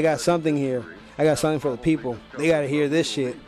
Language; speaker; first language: English; native; English